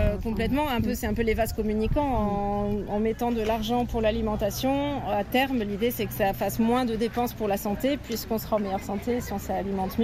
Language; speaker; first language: French; native; French